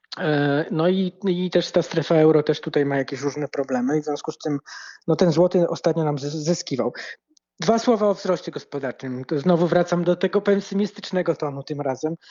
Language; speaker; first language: Polish; native; Polish